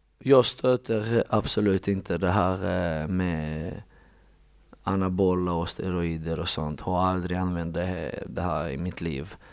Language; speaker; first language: Swedish; non-native, fluent; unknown